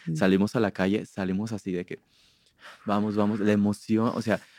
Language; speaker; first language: Spanish; native; Spanish